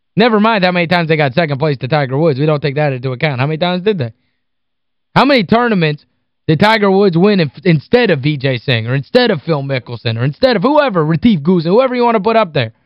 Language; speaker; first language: English; native; English